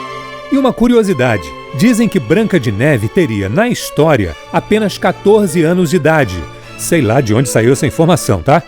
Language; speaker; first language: Portuguese; native; Portuguese